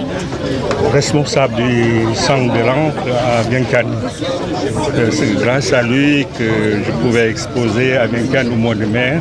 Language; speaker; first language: French; non-native, fluent; Lao